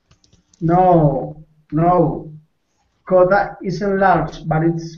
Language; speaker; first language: English; non-native, learner; Spanish